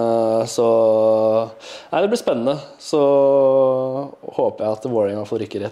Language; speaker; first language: Norwegian; native; Norwegian